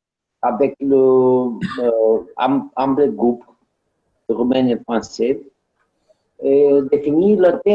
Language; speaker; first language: French; non-native, learner; Romanian